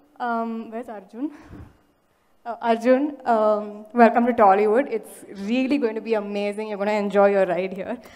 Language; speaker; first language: English; non-native, local second language; Telugu